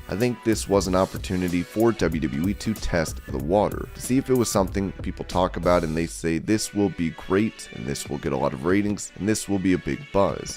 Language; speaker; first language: English; native; English